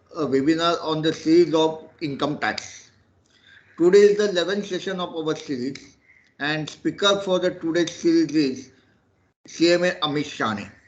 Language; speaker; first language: English; non-native, local second language; Marathi